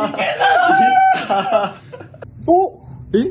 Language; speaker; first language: Japanese; native; Japanese